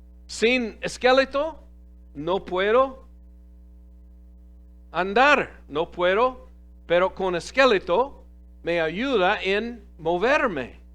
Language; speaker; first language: Spanish; non-native, fluent; English